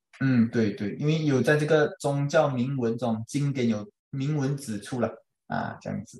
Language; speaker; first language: Chinese; native; Chinese